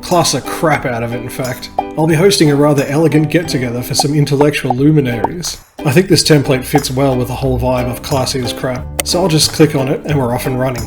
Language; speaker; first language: English; native; English